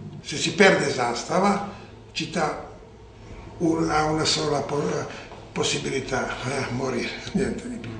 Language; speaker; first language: Italian; non-native, fluent; Serbian